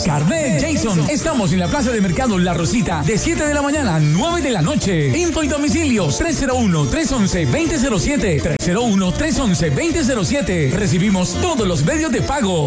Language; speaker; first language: Spanish; native; Spanish